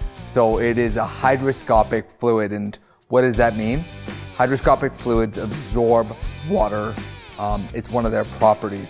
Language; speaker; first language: English; native; English